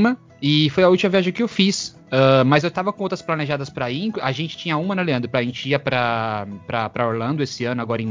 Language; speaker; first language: Portuguese; native; Portuguese